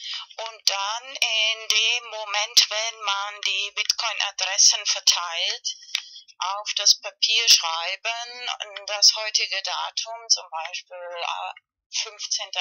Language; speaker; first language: German; non-native, learner; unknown